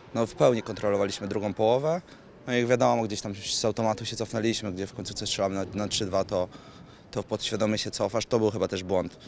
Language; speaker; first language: Polish; native; Polish